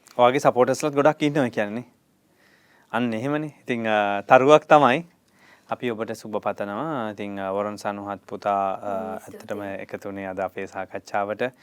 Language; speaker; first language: Sinhala; native; Sinhala